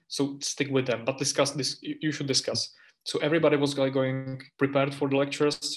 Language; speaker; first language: English; non-native, fluent; Czech